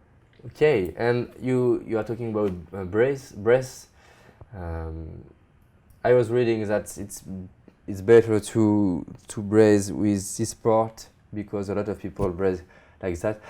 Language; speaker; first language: English; non-native, fluent; French